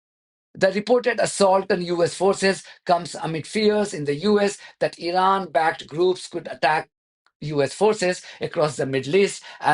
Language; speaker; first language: English; non-native, local second language; Hindi